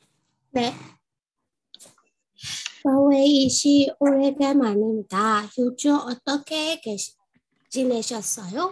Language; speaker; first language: Korean; non-native, learner; Burmese